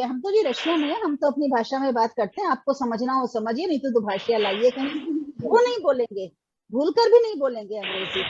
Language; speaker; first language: Hindi; native; Hindi